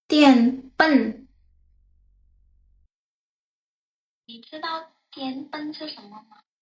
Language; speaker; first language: Chinese; non-native, learner; Indonesian